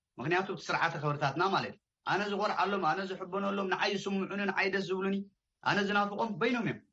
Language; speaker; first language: Tigrinya; native; Tigrinya